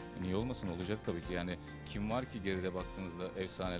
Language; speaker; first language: Turkish; native; Turkish